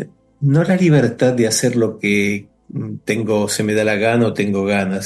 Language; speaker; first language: Spanish; native; Spanish